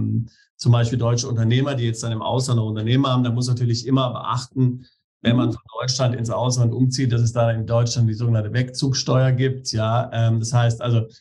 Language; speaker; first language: German; native; German